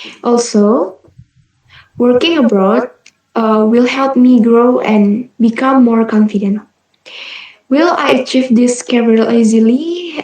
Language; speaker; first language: English; non-native, learner; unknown